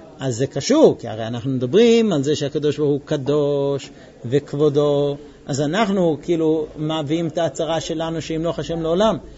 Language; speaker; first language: Hebrew; non-native, fluent; English